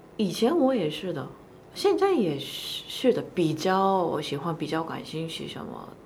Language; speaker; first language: Chinese; non-native, learner; Korean